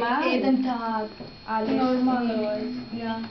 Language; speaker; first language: German; non-native, learner; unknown